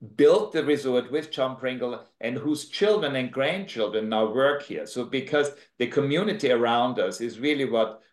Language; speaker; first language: English; non-native, fluent; German